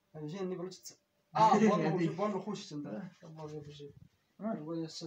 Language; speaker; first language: Russian; non-native, learner; Turkish